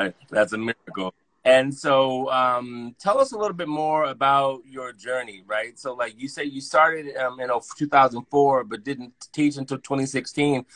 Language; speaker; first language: English; native; English